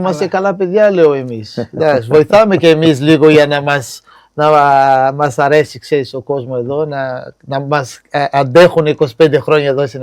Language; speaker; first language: Greek; non-native, fluent; Portuguese